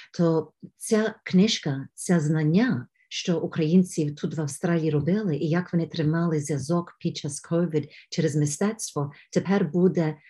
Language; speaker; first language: Ukrainian; early bilingual, heritage; Ukrainian